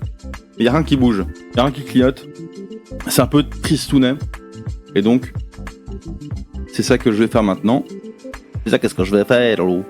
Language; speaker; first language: French; native; French